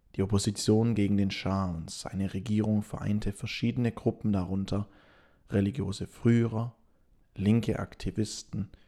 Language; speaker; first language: German; native; German